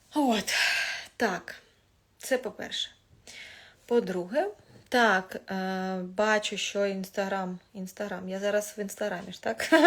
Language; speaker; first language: Ukrainian; non-native, local second language; Russian